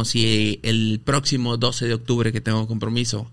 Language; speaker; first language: Spanish; native; Spanish